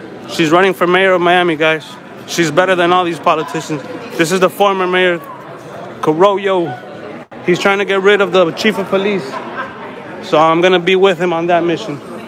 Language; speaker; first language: English; early bilingual, other home language; Spanish